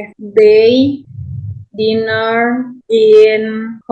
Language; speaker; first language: English; non-native, learner; Indonesian